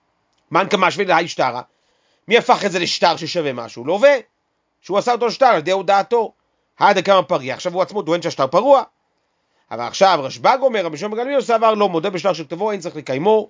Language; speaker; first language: Hebrew; native; Hebrew